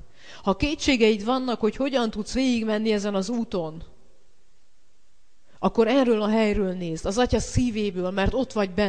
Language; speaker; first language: Hungarian; native; Hungarian